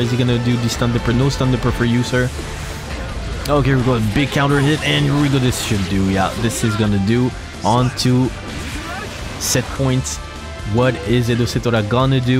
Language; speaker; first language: English; non-native, fluent; French